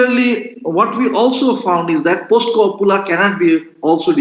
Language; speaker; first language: English; non-native, local second language; Nepali